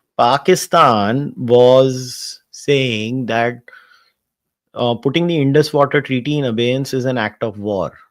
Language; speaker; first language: English; non-native, local second language; Hindi